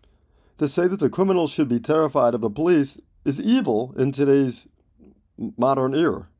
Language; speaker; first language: English; native; English